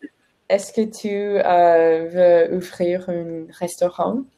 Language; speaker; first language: French; non-native, learner; Spanish